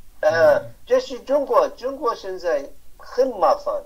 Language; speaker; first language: Chinese; non-native, learner; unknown